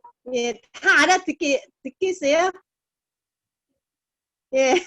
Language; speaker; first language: Korean; non-native, learner; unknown